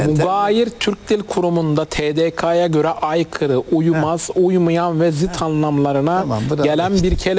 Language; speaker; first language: Turkish; native; Turkish